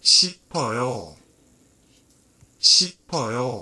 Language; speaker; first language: Korean; non-native, learner; English